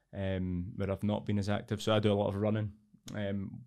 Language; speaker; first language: English; native; English